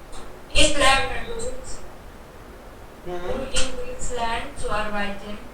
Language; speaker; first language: German; non-native, learner; Hindi